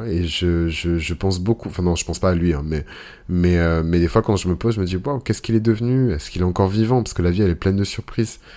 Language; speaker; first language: French; early bilingual, other home language; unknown